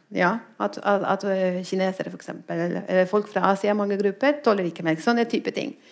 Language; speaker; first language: Norwegian; non-native, fluent; Spanish